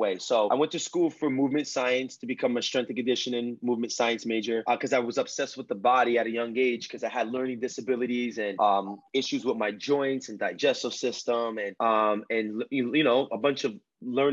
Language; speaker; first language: English; early bilingual, other home language; Spanish